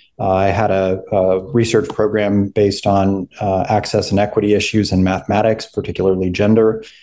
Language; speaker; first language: English; native; English